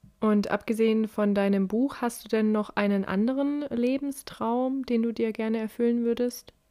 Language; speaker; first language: German; native; German